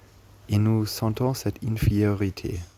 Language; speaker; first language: French; non-native, learner; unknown